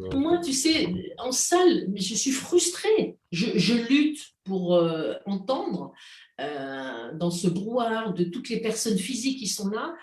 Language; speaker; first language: French; native; French